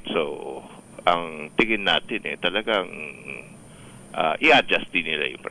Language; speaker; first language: Filipino; native; Filipino